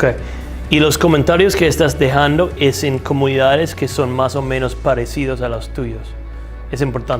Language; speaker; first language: Spanish; non-native, fluent; English